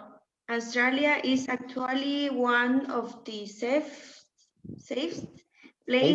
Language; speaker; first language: English; non-native, learner; Spanish